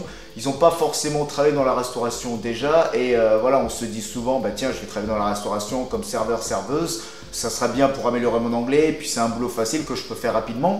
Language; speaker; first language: French; native; French